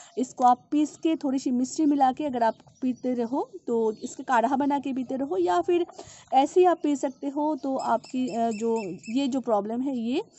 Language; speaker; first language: Hindi; non-native, local second language; Bangla